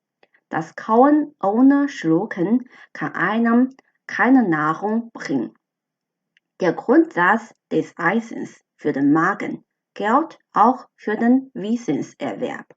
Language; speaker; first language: German; non-native, fluent; Chinese